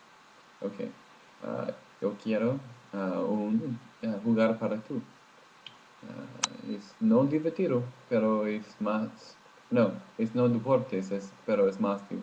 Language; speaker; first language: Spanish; non-native, learner; English